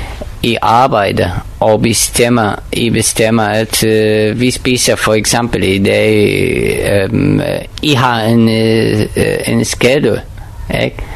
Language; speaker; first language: Danish; non-native, learner; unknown